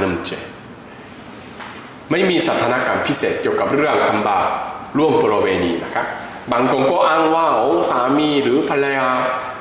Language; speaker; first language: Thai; non-native, fluent; Korean